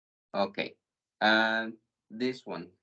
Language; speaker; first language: English; non-native, fluent; Spanish